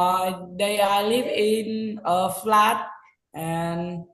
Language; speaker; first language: English; non-native, learner; Vietnamese